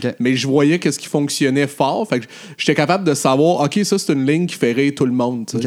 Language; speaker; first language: French; native; French